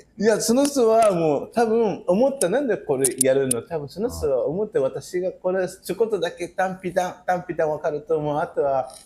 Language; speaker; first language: Japanese; non-native, fluent; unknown